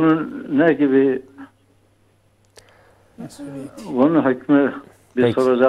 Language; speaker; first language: Turkish; non-native, local second language; Kurdish